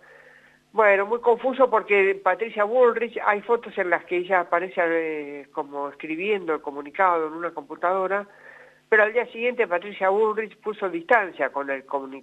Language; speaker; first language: Spanish; native; Spanish